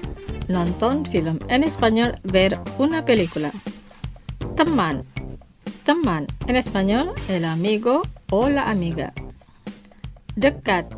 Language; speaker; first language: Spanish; non-native, fluent; Indonesian